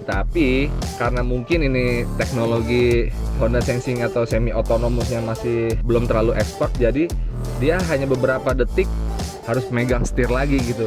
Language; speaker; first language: Indonesian; native; Indonesian